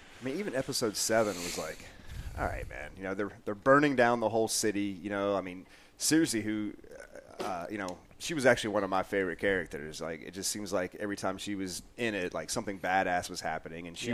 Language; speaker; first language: English; native; English